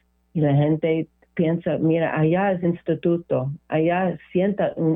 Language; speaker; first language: Spanish; non-native, learner; English